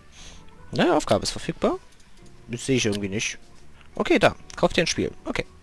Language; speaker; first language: German; native; German